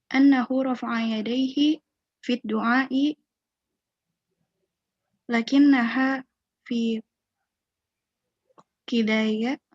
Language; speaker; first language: Arabic; non-native, learner; Indonesian